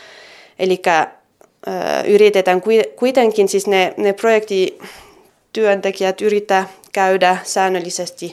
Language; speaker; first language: Finnish; non-native, fluent; French